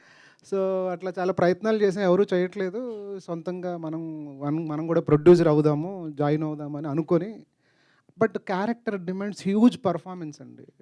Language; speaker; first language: Telugu; native; Telugu